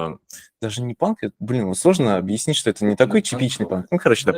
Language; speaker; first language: Russian; native; Russian